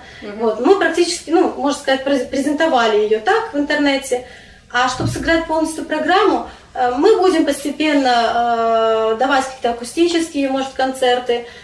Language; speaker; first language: Russian; non-native, local second language; Crimean Tatar